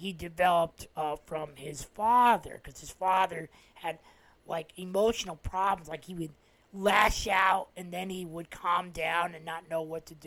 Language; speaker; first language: English; native; English